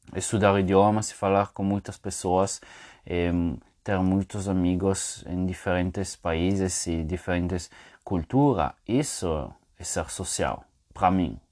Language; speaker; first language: Portuguese; non-native, fluent; French